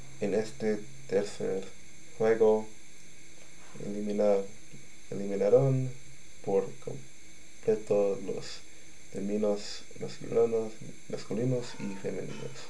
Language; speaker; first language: Spanish; non-native, learner; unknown